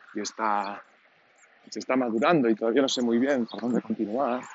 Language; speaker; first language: Spanish; non-native, local second language; Catalan